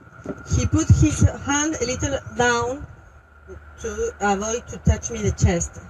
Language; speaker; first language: English; non-native, learner; French